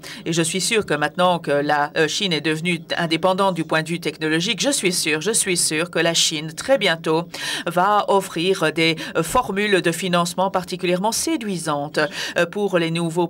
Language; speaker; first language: French; native; French